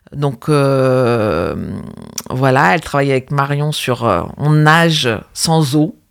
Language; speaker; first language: French; native; French